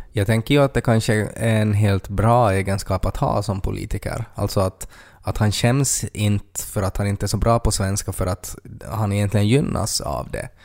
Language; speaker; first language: Swedish; native; Swedish